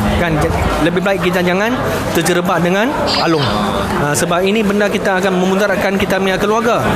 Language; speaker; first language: Malay; non-native, local second language; Chinese